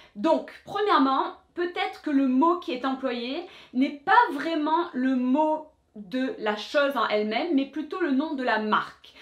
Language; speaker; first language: French; non-native, fluent; English